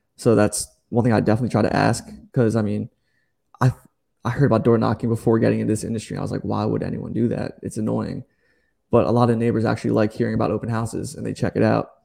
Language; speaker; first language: English; native; English